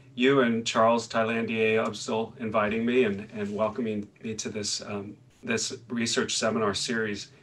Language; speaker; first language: English; native; English